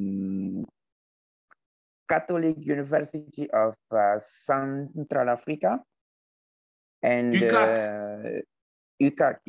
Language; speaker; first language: English; non-native, learner; Arabic